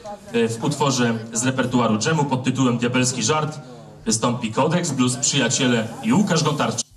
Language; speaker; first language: Polish; native; Polish